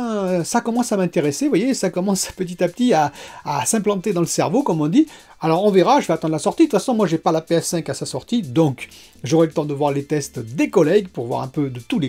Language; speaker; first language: French; native; French